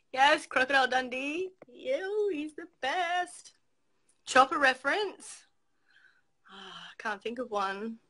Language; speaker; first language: English; native; English